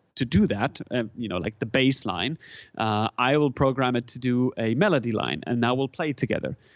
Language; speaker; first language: English; non-native, fluent; German